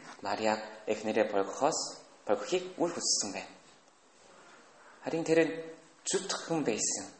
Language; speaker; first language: Mongolian; non-native, fluent; Korean